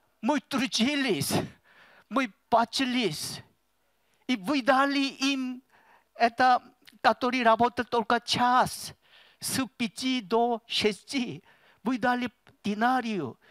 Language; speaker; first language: Russian; non-native, learner; Korean